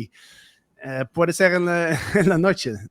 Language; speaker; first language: Spanish; non-native, fluent; Dutch